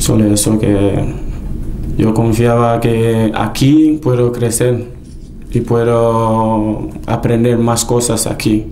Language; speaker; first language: Spanish; non-native, learner; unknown